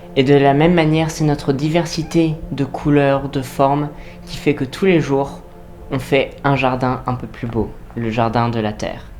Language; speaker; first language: French; native; French